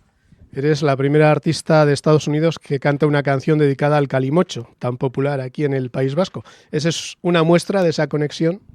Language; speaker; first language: Spanish; native; Spanish